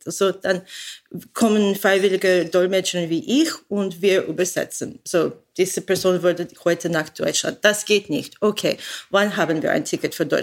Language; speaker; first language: German; non-native, fluent; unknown